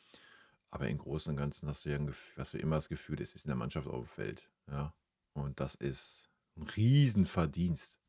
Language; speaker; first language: German; native; German